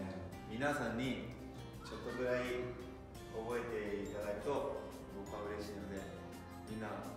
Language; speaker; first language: Japanese; non-native, fluent; Portuguese